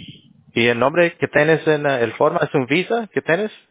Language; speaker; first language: Spanish; early bilingual, heritage; Spanish